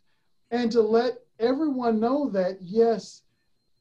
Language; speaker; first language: English; native; English